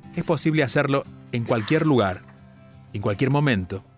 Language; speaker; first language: Spanish; native; Spanish